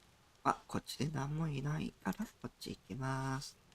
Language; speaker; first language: Japanese; non-native, learner; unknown